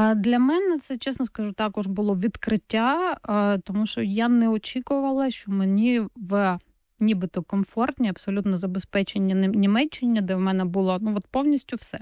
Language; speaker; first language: Ukrainian; native; Ukrainian